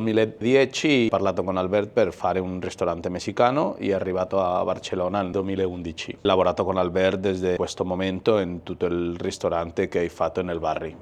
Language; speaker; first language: Italian; non-native, learner; Spanish